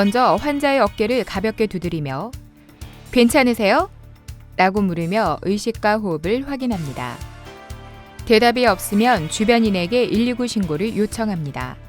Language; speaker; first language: Korean; non-native, fluent; Vietnamese